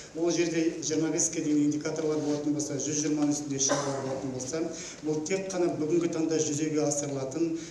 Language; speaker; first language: Kazakh; native; Kazakh